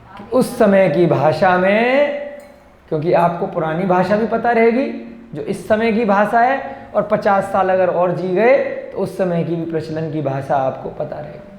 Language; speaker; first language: Hindi; native; Hindi